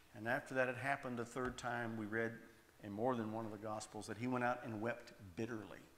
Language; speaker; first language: English; native; English